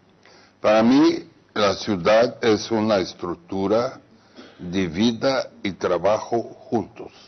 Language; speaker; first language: Spanish; non-native, fluent; Portuguese